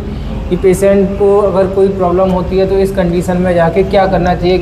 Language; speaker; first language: Hindi; native; Hindi